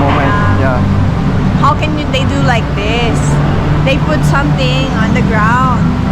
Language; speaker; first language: English; non-native, learner; Filipino